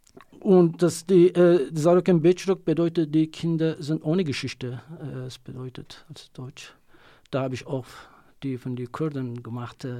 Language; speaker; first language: German; non-native, learner; Kurdish